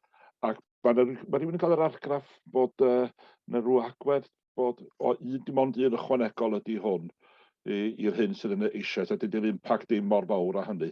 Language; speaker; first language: Welsh; native; Welsh